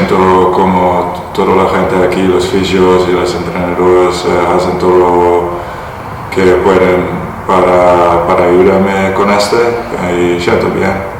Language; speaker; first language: Spanish; non-native, learner; Dutch